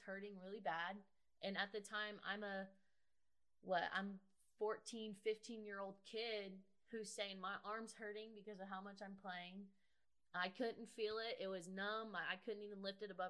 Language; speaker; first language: English; native; English